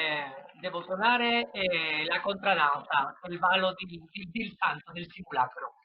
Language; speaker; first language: Italian; non-native, learner; Spanish